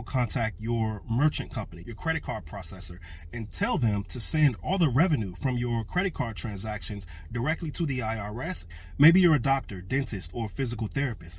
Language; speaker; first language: English; native; English